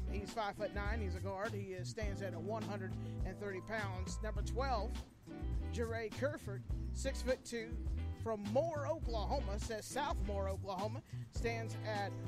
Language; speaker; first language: English; native; English